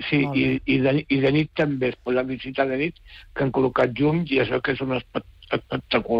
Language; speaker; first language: Catalan; native; Catalan